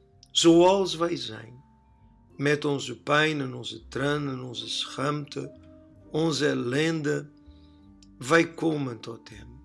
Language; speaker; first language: Dutch; non-native, learner; Portuguese